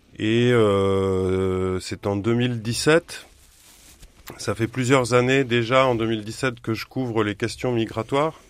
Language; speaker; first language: French; native; French